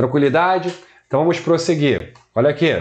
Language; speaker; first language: Portuguese; native; Portuguese